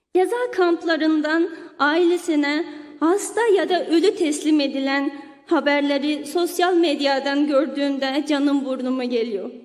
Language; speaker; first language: Turkish; non-native, fluent; Uyghur